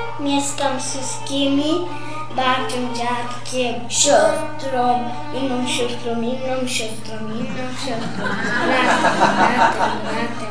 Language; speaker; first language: Polish; non-native, local second language; Romany